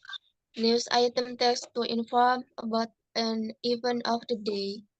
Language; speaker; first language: English; non-native, learner; Indonesian